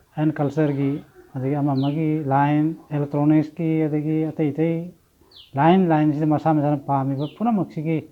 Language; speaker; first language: Manipuri; native; Manipuri